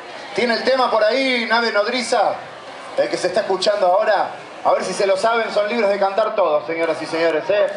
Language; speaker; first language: Spanish; native; Spanish